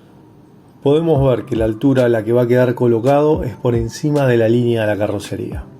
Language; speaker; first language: Spanish; native; Spanish